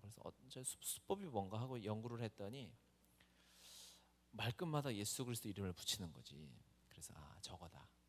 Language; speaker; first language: Korean; native; Korean